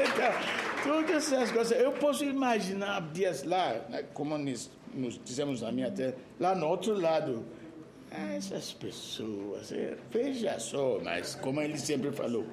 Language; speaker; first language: Portuguese; non-native, fluent; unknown